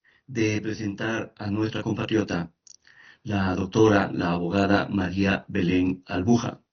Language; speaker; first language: Spanish; native; Spanish